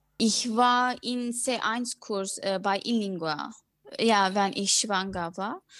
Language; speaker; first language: German; non-native, learner; Turkish